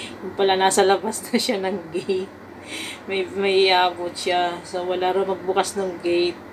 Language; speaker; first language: Filipino; native; Filipino